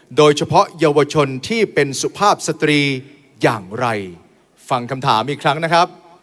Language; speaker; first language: Thai; native; Thai